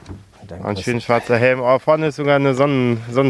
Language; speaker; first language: German; native; German